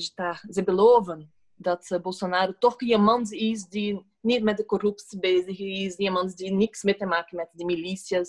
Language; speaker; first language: Dutch; non-native, fluent; Portuguese